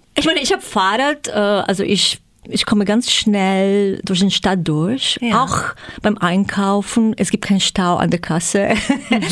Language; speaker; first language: German; non-native, fluent; Croatian